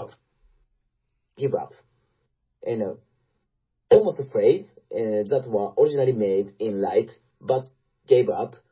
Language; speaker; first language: English; non-native, learner; Japanese